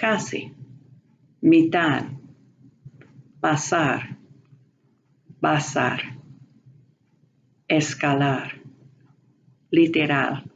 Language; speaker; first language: Spanish; non-native, fluent; English